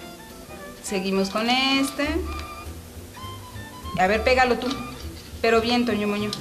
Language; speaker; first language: Spanish; native; Spanish